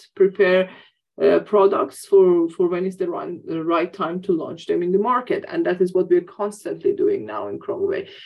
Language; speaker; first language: English; non-native, fluent; Persian